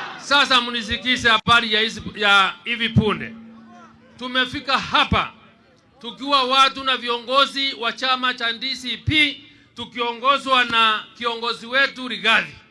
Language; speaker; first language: Swahili; non-native, local second language; Kikuyu